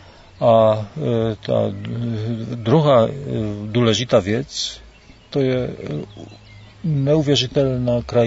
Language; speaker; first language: Czech; non-native, learner; Polish